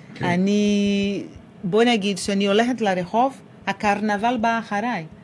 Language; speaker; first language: Hebrew; non-native, fluent; Portuguese